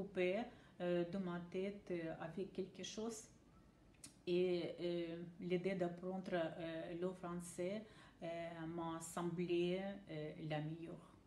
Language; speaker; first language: French; non-native, learner; Ukrainian